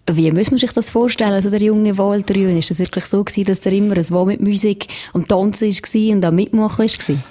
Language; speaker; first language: German; native; German